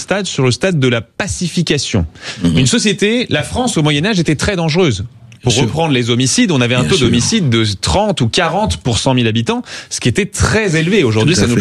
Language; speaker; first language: French; native; French